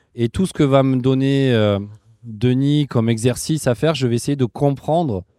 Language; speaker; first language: French; native; French